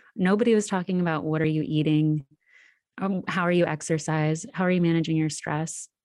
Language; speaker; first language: English; native; English